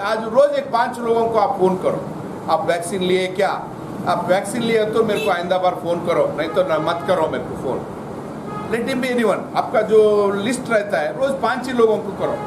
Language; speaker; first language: Hindi; non-native, local second language; Kannada